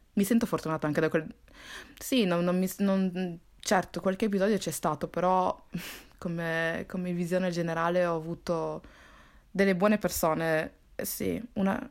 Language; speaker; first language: Italian; early bilingual, other home language; Somali